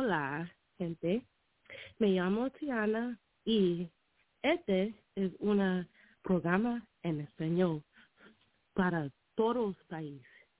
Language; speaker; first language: Spanish; non-native, learner; English